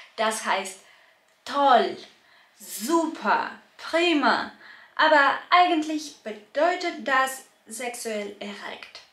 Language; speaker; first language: German; non-native, fluent; Russian